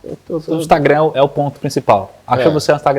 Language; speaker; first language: Portuguese; native; Portuguese